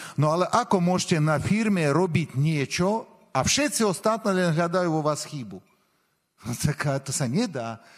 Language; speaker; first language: Slovak; non-native, fluent; Armenian